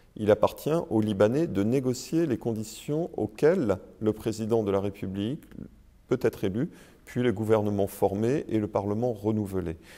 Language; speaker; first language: French; native; French